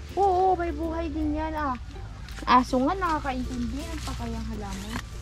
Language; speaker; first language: Filipino; non-native, local second language; Iloko